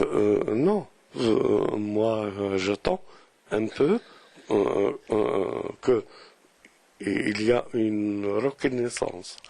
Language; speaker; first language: French; non-native, local second language; Arabic